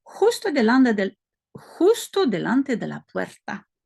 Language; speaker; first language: Spanish; non-native, learner; French